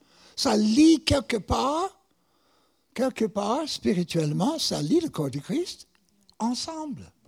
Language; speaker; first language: French; non-native, fluent; English